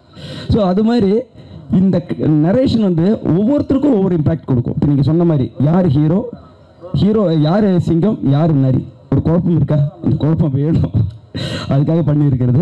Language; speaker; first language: Tamil; native; Tamil